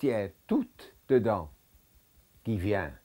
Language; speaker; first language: French; non-native, local second language; German